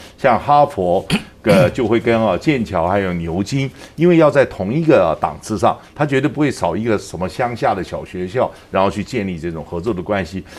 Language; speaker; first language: Chinese; native; Chinese